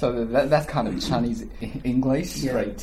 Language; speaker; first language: English; non-native, fluent; Chinese